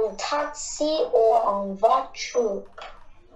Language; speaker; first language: French; non-native, learner; Chinese